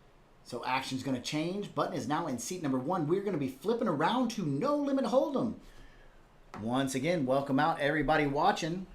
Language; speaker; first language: English; native; English